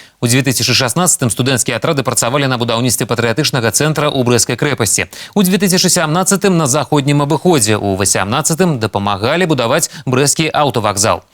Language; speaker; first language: Belarusian; native; Belarusian